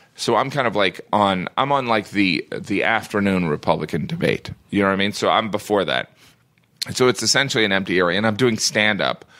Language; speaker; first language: English; native; English